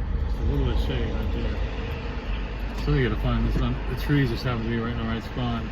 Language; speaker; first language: English; native; English